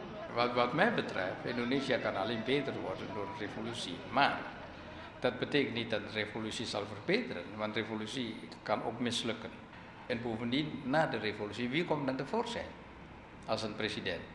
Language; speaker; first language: Dutch; non-native, fluent; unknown